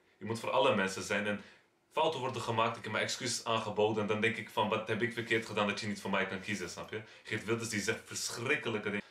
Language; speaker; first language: Dutch; early bilingual, other home language; Turkish